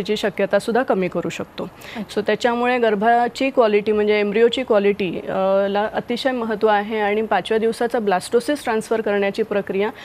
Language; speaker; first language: Marathi; native; Marathi